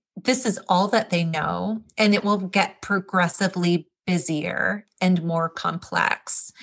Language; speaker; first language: English; native; English